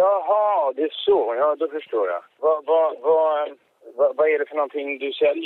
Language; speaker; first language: Swedish; native; Swedish